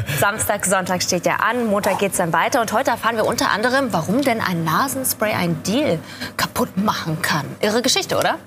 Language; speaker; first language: German; native; German